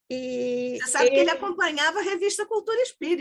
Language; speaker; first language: Portuguese; native; Portuguese